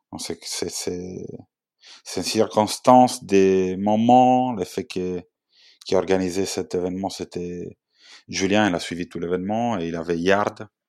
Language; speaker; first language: French; non-native, fluent; Italian